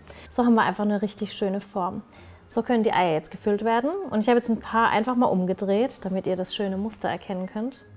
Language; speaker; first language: German; native; German